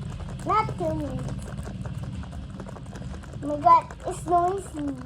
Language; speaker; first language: English; non-native, learner; Indonesian